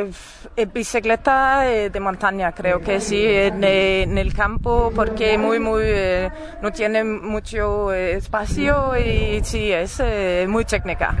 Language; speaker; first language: Spanish; non-native, learner; Danish